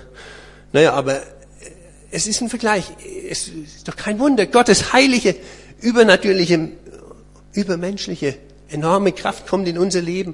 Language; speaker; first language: German; native; German